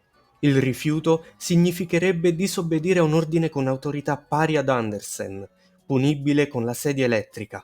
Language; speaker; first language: Italian; native; Italian